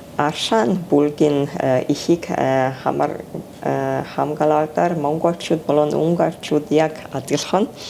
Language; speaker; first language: Mongolian; non-native, fluent; Hungarian